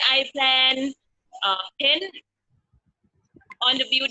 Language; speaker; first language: English; non-native, learner; Thai